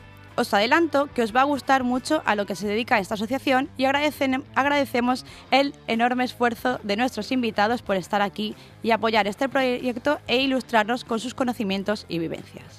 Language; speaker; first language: Spanish; native; Spanish